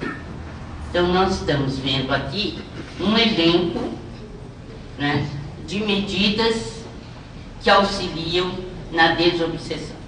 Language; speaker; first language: Portuguese; native; Portuguese